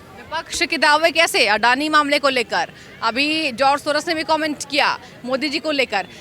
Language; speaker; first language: Hindi; native; Hindi